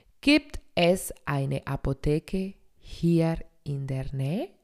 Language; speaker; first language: German; non-native, fluent; Spanish